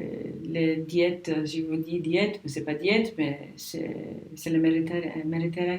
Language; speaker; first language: French; non-native, learner; English